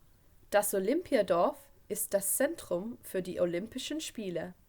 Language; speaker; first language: German; non-native, fluent; English